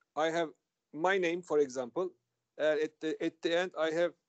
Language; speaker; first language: English; non-native, fluent; Turkish